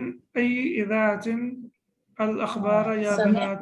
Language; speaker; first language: Arabic; non-native, fluent; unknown